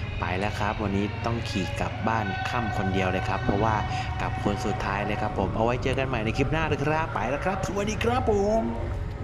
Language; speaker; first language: Thai; native; Thai